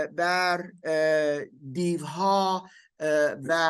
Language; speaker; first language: Persian; non-native, learner; German